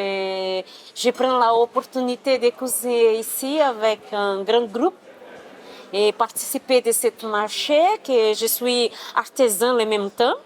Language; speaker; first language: French; non-native, learner; Portuguese